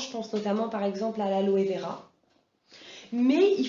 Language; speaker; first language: French; native; French